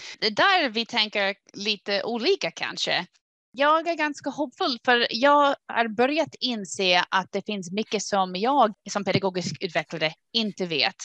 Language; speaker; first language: Swedish; non-native, fluent; English